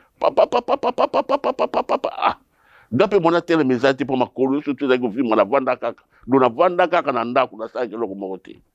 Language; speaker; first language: Lingala; non-native, local second language; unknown